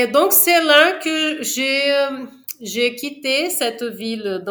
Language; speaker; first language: French; non-native, fluent; Portuguese